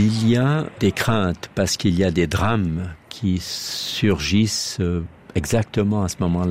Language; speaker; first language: French; native; French